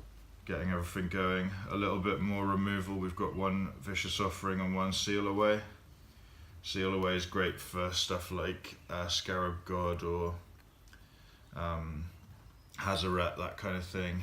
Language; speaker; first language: English; native; English